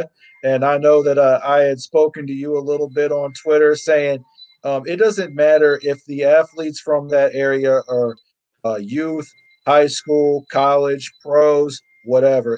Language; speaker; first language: English; native; English